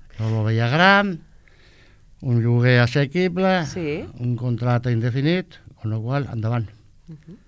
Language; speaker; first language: Catalan; non-native, local second language; Spanish